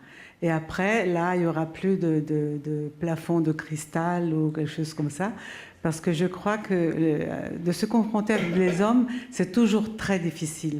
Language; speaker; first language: French; non-native, local second language; Italian